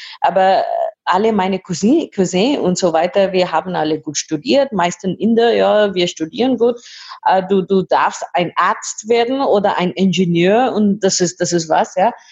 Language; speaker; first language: German; non-native, learner; Hindi